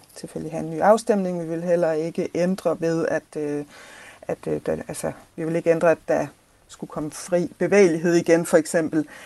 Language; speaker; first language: Danish; non-native, fluent; English